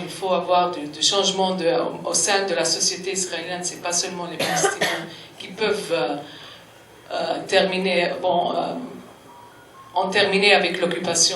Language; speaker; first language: French; non-native, fluent; Arabic